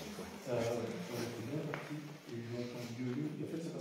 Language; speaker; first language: French; native; French